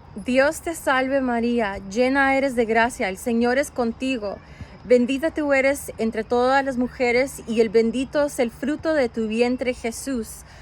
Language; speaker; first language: Spanish; early bilingual, other home language; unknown